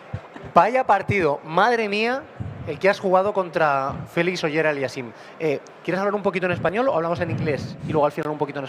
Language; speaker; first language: Spanish; native; Spanish